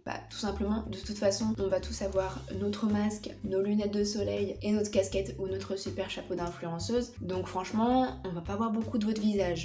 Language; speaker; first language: French; native; French